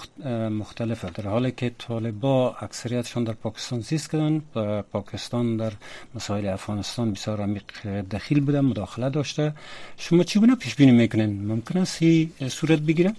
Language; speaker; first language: Persian; native; Persian